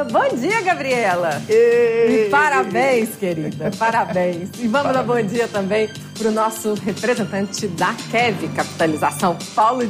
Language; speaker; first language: Portuguese; native; Portuguese